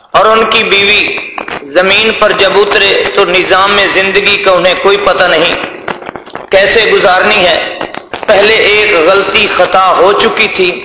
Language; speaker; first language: Urdu; non-native, local second language; Punjabi